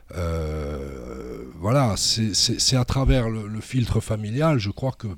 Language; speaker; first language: French; native; French